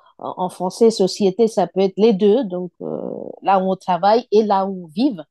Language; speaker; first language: French; non-native, fluent; Bangla